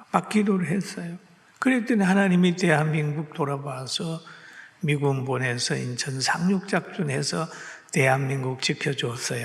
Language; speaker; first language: Korean; native; Korean